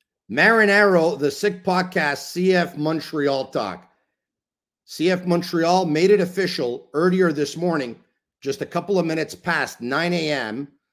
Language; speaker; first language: English; native; English